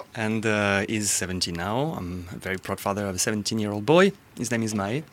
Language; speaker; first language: English; non-native, fluent; French